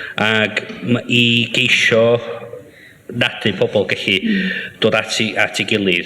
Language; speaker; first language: Welsh; native; Welsh